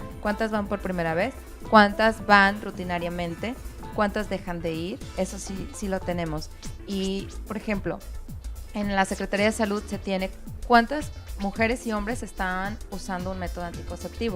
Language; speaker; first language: Spanish; native; Spanish